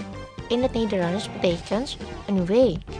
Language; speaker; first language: Dutch; non-native, learner; Indonesian